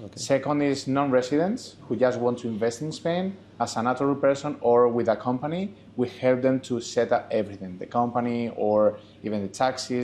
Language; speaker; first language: English; non-native, fluent; Spanish